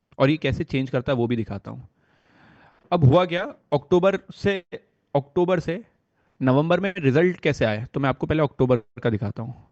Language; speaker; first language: Hindi; native; Hindi